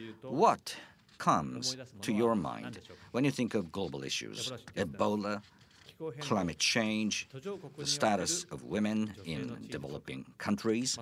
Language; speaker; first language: English; non-native, fluent; Japanese